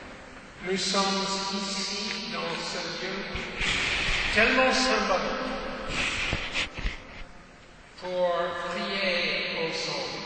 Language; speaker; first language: French; non-native, fluent; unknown